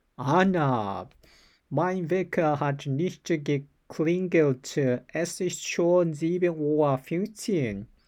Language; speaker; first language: German; non-native, learner; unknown